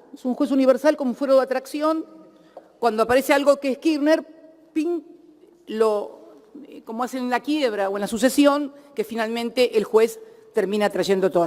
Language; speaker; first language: Spanish; native; Spanish